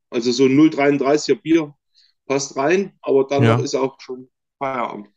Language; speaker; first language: German; native; German